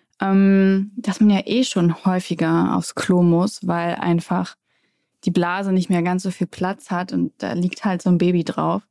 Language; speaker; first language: German; native; German